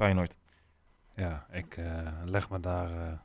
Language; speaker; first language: Dutch; native; Dutch